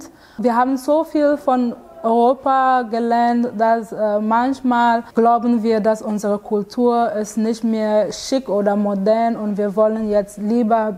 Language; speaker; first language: German; non-native, fluent; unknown